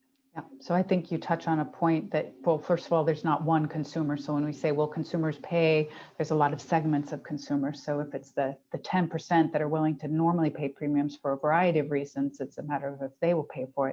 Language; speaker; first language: English; native; English